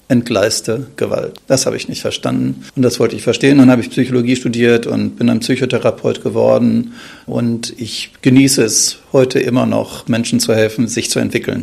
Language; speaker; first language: German; native; German